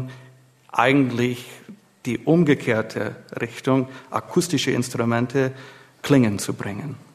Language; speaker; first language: German; non-native, fluent; English